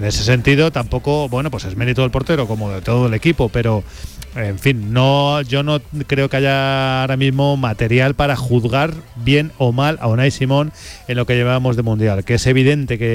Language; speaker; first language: Spanish; native; Spanish